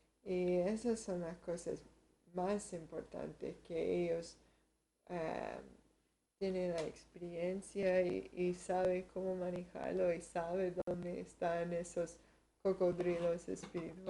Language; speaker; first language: Spanish; early bilingual, heritage; Spanish